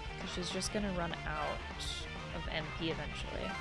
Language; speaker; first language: English; native; English